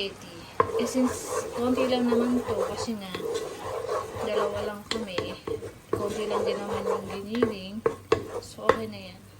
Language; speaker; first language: Filipino; native; Filipino